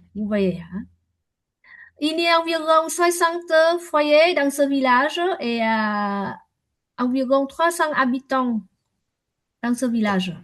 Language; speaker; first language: French; non-native, learner; Vietnamese